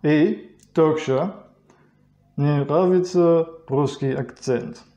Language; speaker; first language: Russian; non-native, learner; German